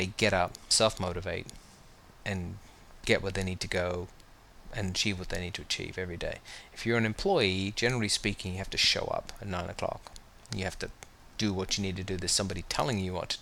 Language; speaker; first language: English; native; English